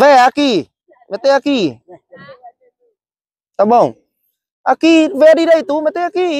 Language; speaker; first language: Portuguese; non-native, learner; Vietnamese